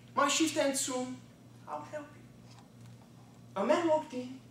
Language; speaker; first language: English; non-native, fluent; Bulgarian